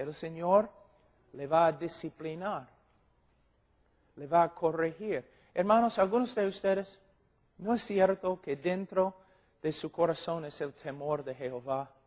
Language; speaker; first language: Spanish; non-native, fluent; English